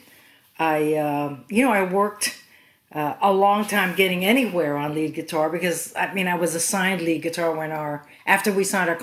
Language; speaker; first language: English; native; English